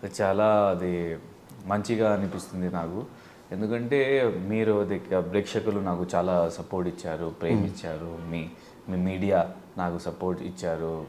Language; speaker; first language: Telugu; non-native, learner; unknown